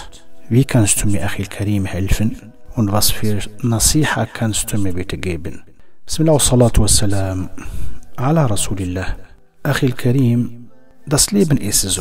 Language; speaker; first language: German; non-native, fluent; Arabic